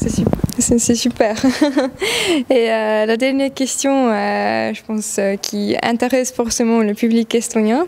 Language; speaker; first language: French; non-native, fluent; Estonian